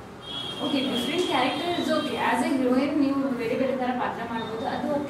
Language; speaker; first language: Kannada; non-native, fluent; Hindi